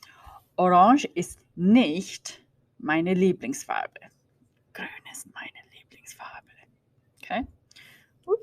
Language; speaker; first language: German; non-native, fluent; English